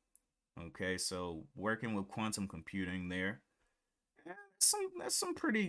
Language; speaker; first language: English; native; English